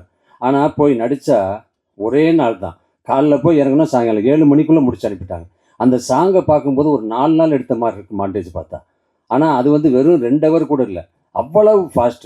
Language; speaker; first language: Tamil; native; Tamil